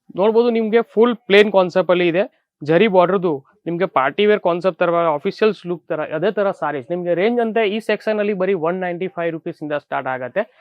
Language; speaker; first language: Kannada; non-native, fluent; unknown